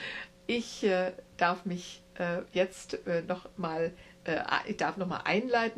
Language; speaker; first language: German; native; German